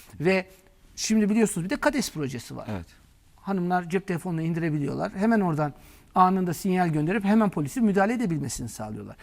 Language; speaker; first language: Turkish; native; Turkish